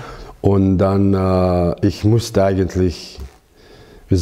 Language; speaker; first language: German; non-native, learner; Croatian